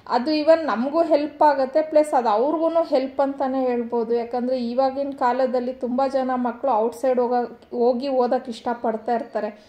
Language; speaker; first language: Kannada; non-native, local second language; Telugu